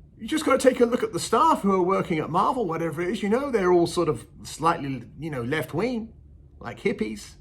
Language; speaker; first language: English; native; English